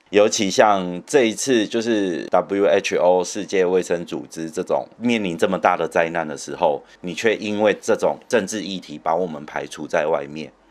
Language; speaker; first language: Chinese; native; Chinese